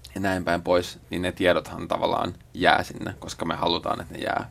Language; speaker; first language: Finnish; native; Finnish